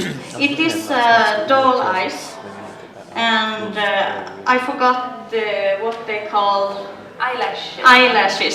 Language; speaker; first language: English; non-native, learner; Swedish